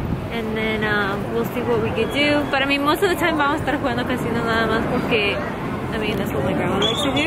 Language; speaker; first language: English; early bilingual, other home language; Spanish